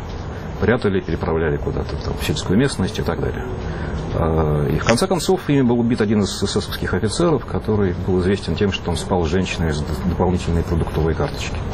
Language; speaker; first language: Russian; native; Russian